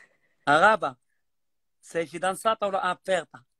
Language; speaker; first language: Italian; non-native, learner; Arabic